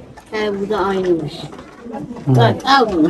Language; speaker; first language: Turkish; native; Turkish